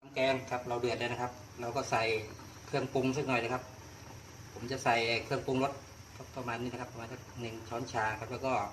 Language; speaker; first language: Thai; native; Thai